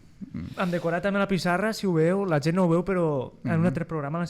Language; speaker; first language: Catalan; native; Catalan